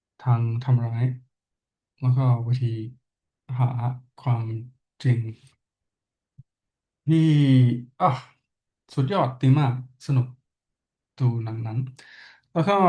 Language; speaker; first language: Thai; non-native, learner; English